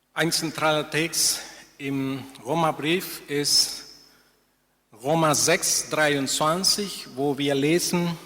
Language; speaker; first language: German; non-native, fluent; Spanish